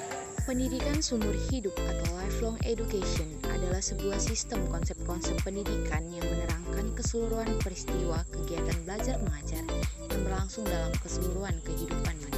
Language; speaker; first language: Indonesian; native; Indonesian